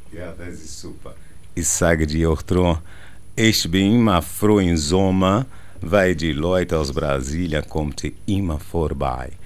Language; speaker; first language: German; non-native, learner; Portuguese